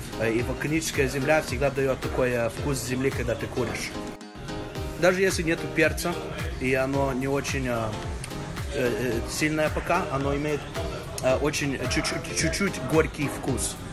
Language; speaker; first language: Russian; early bilingual, heritage; Russian